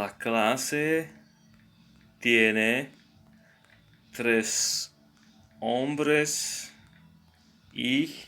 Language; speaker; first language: Spanish; non-native, learner; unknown